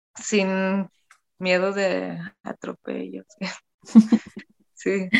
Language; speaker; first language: Spanish; non-native, fluent; German